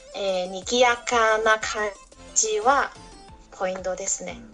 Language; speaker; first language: Japanese; non-native, learner; Chinese